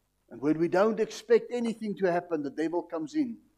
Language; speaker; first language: English; non-native, local second language; Afrikaans